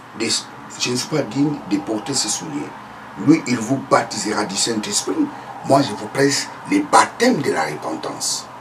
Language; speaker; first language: French; non-native, local second language; Lingala